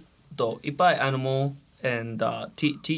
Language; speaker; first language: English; non-native, learner; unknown